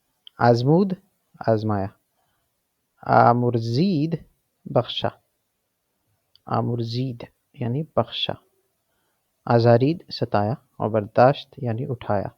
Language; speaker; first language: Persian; non-native, fluent; Urdu